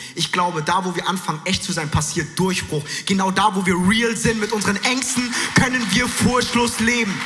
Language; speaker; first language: German; native; German